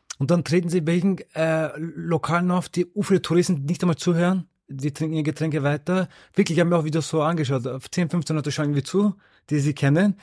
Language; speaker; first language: German; early bilingual, other home language; Turkish